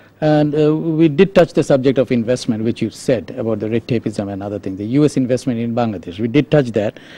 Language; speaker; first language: English; non-native, local second language; Bangla